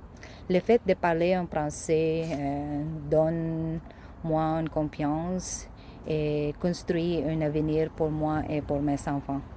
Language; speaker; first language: French; non-native, learner; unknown